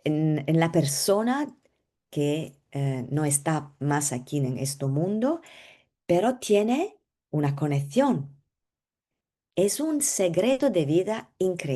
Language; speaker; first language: Spanish; non-native, learner; Italian